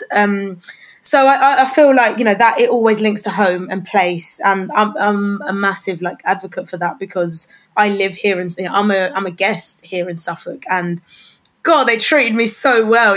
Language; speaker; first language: English; native; English